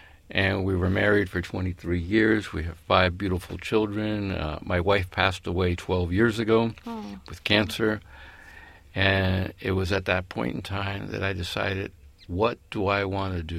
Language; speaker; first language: English; early bilingual, other home language; Spanish